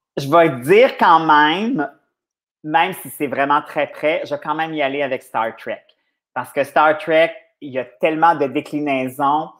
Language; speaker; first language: French; native; French